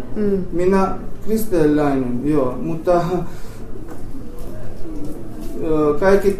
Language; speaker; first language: Finnish; non-native, learner; Armenian